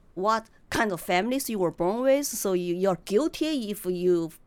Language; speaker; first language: English; non-native, fluent; Chinese